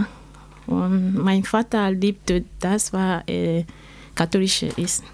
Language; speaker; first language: German; non-native, learner; French